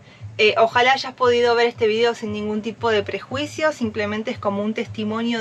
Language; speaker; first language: Spanish; native; Spanish